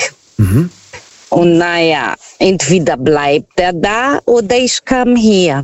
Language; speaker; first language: German; non-native, fluent; Portuguese